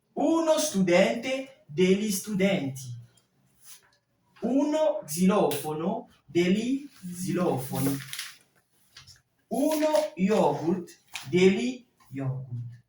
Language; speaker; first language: Italian; non-native, fluent; French